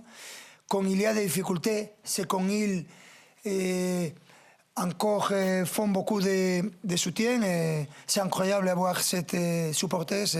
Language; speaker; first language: French; non-native, fluent; Spanish